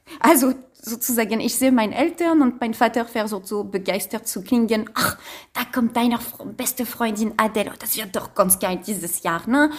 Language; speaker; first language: German; non-native, fluent; French